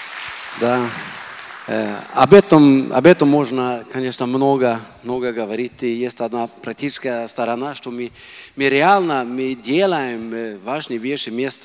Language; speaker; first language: Russian; non-native, fluent; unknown